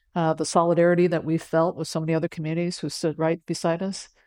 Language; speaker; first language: English; early bilingual, other home language; Cantonese